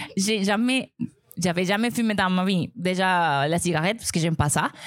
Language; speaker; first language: French; non-native, fluent; Spanish